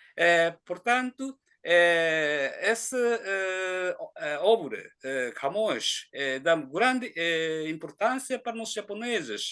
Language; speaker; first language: Portuguese; non-native, fluent; Japanese